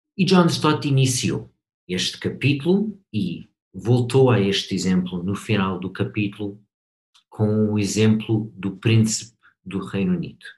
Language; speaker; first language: Portuguese; non-native, fluent; English